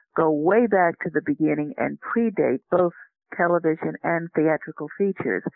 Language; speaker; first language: English; native; English